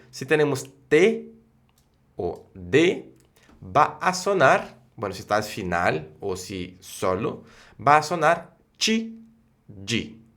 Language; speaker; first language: Spanish; non-native, fluent; Portuguese